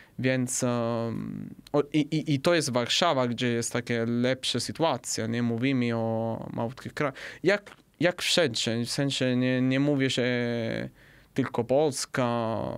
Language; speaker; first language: Polish; non-native, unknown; Italian